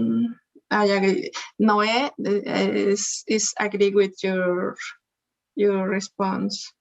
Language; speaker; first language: English; non-native, learner; Spanish